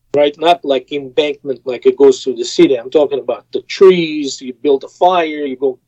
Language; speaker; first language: English; non-native, fluent; Russian